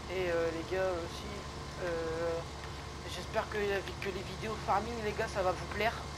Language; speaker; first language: French; native; French